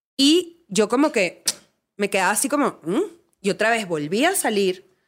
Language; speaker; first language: Spanish; native; Spanish